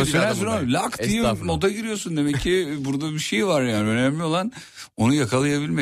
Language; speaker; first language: Turkish; native; Turkish